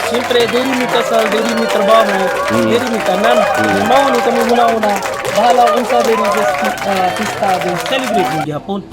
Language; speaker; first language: Cebuano; non-native, learner; Punjabi